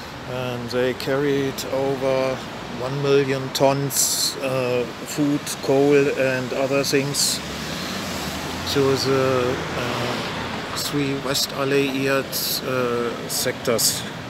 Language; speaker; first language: English; non-native, learner; German